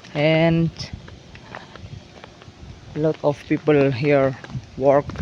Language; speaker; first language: English; non-native, learner; Indonesian